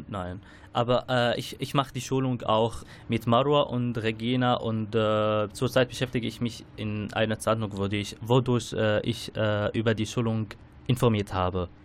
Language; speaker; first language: German; non-native, learner; Arabic